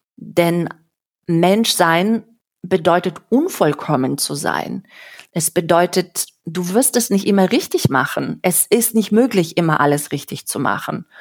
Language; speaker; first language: German; non-native, fluent; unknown